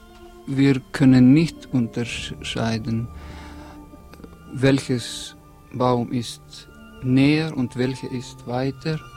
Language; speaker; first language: German; non-native, fluent; Estonian